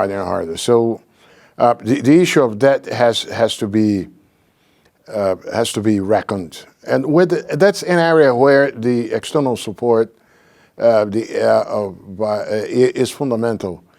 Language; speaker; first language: English; non-native, fluent; Portuguese